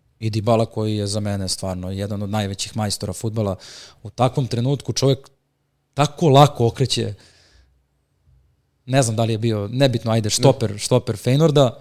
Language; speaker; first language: Serbian; native; Serbian